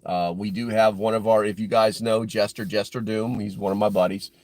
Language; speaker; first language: English; native; English